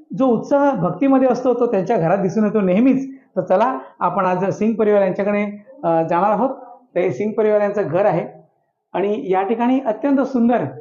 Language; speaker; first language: Marathi; non-native, local second language; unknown